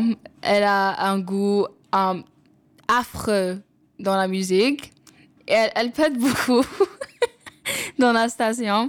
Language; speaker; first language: French; non-native, local second language; English